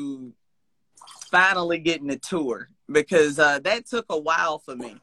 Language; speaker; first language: English; native; English